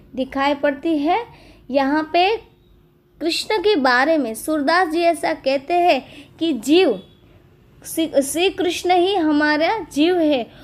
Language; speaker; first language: Hindi; non-native, local second language; Gujarati